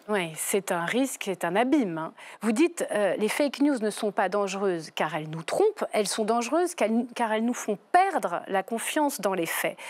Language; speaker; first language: French; native; French